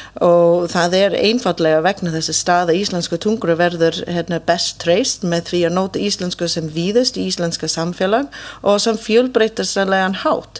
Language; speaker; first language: Icelandic; non-native, fluent; English